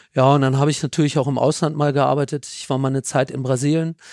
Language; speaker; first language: German; native; German